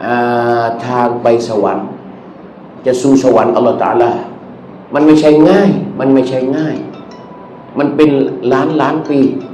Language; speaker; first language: Thai; non-native, local second language; Malay